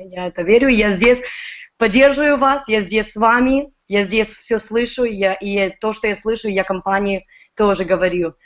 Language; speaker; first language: Russian; early bilingual, heritage; Russian